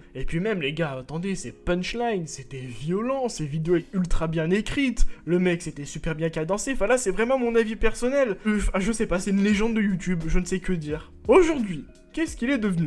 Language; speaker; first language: French; native; French